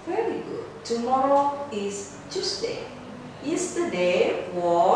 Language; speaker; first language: English; non-native, fluent; Indonesian